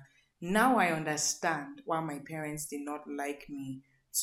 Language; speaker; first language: English; non-native, local second language; Igbo